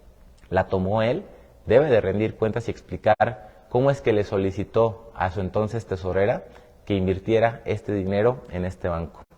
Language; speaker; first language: Spanish; native; Spanish